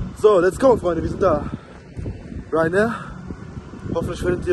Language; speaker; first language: German; native; German